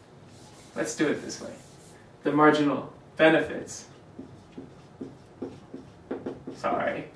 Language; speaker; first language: English; native; English